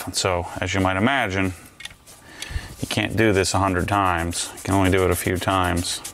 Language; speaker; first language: English; native; English